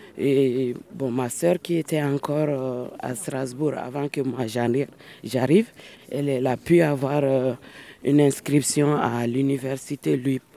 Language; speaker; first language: French; non-native, local second language; Bambara